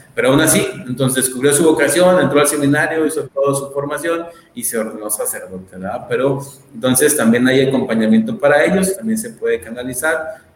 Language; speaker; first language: Spanish; native; Spanish